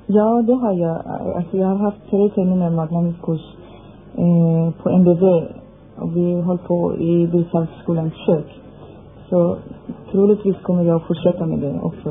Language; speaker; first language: Swedish; non-native, fluent; Persian